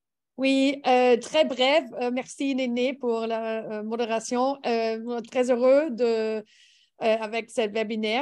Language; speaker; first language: French; non-native, learner; English